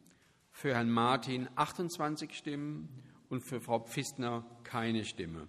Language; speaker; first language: German; native; German